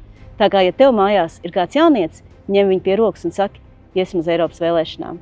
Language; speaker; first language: Latvian; native; Latvian